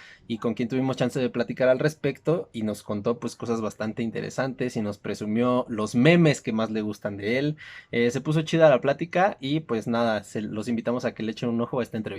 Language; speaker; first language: Spanish; native; Spanish